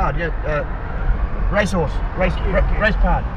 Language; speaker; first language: English; non-native, learner; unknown